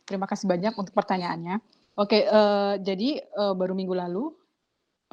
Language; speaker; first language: Indonesian; native; Indonesian